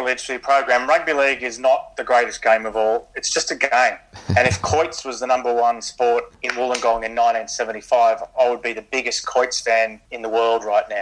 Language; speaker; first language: English; native; English